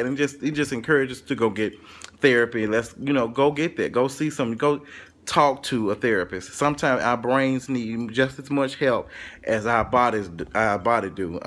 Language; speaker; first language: English; native; English